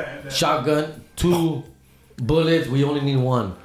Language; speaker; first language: English; early bilingual, other home language; Spanish